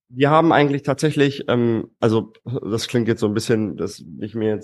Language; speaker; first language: German; native; German